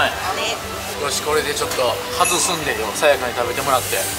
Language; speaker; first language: Japanese; native; Japanese